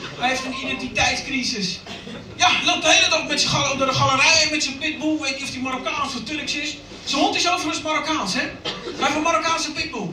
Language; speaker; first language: Dutch; early bilingual, other home language; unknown